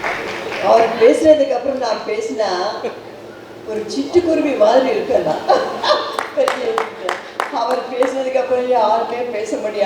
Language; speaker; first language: Tamil; non-native, local second language; Telugu